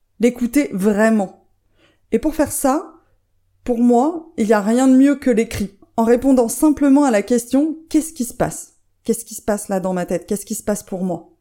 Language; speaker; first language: French; native; French